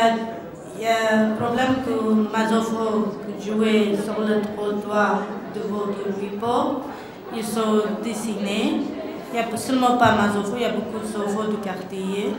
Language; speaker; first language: French; non-native, learner; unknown